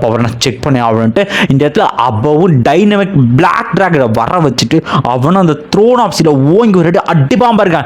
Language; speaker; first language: Tamil; native; Tamil